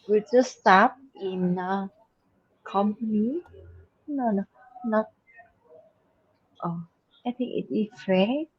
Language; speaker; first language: English; non-native, learner; Vietnamese